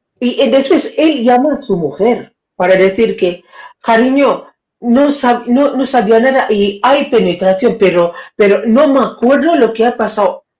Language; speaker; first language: Spanish; non-native, fluent; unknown